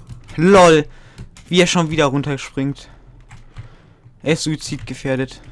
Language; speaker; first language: German; native; German